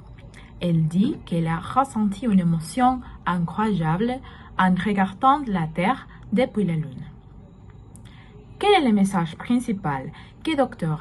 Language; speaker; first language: French; non-native, learner; Spanish